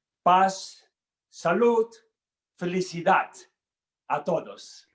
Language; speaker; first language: Spanish; non-native, learner; Tibetan